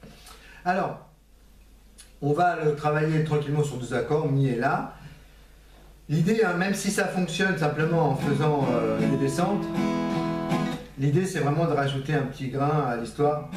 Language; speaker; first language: French; native; French